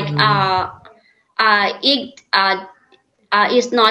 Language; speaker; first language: English; non-native, learner; Lao